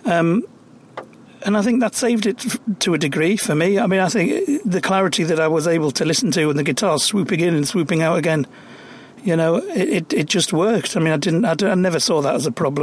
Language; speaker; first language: English; native; English